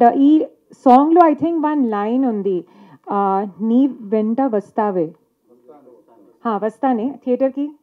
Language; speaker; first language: Telugu; non-native, local second language; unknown